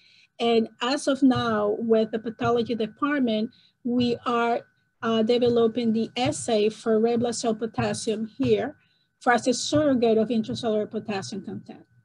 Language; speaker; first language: English; non-native, fluent; Spanish